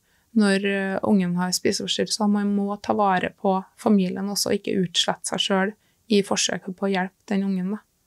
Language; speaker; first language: Norwegian; native; Norwegian